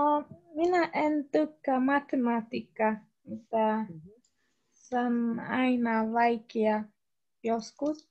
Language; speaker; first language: Finnish; non-native, learner; English